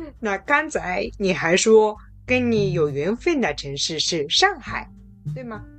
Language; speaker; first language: Chinese; non-native, fluent; Japanese